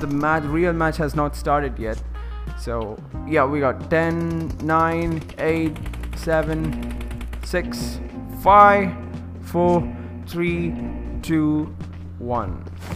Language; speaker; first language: English; non-native, local second language; Malayalam